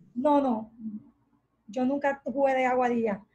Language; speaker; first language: Spanish; native; Spanish